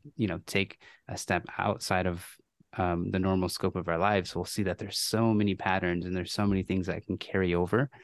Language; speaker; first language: English; native; English